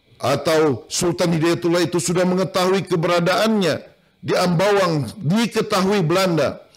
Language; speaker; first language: Indonesian; non-native, local second language; Banjar